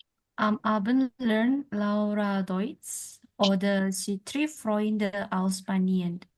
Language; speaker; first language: German; non-native, learner; Indonesian